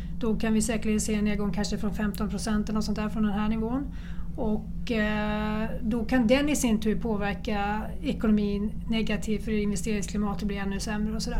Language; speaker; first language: Swedish; native; Swedish